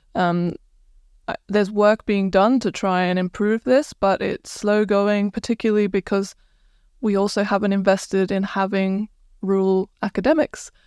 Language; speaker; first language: English; non-native, fluent; Croatian